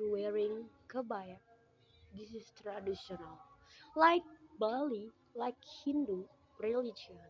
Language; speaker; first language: English; non-native, local second language; Indonesian